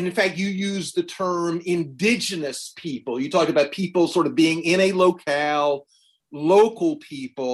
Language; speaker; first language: English; native; English